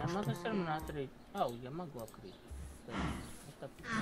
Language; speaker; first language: Russian; non-native, learner; Latvian